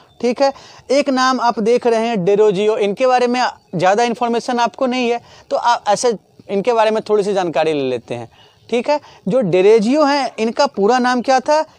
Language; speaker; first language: Hindi; native; Hindi